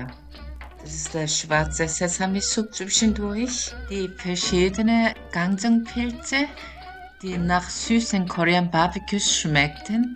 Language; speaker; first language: German; non-native, fluent; Korean